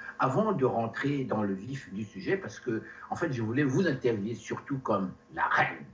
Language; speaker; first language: French; non-native, local second language; Lingala